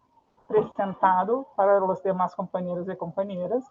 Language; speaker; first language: Spanish; non-native, fluent; Portuguese